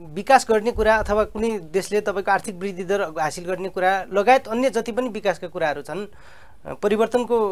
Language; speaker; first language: Nepali; native; Nepali